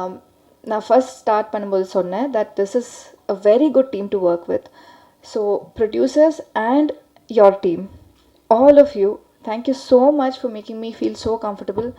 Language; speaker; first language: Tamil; non-native, learner; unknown